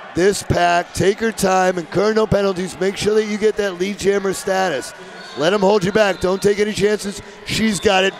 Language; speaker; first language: English; native; English